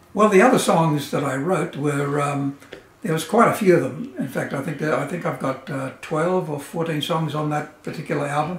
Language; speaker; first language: English; native; English